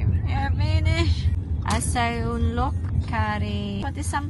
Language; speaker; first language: Romanian; non-native, learner; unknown